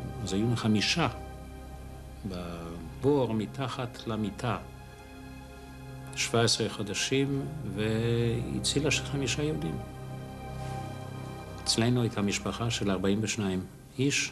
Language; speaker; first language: Hebrew; non-native, fluent; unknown